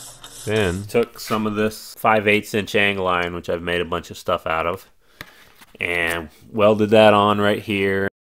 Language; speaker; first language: English; native; English